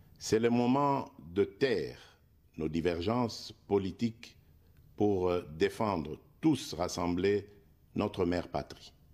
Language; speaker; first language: French; non-native, local second language; Luba-Lulua